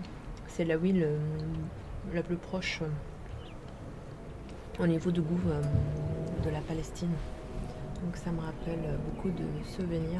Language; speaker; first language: French; non-native, fluent; Arabic